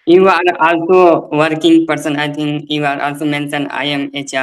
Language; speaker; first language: English; non-native, learner; Hindi